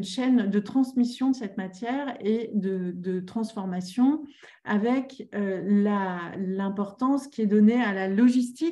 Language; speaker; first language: French; native; French